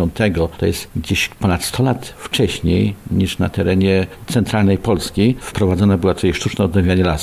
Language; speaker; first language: Polish; native; Polish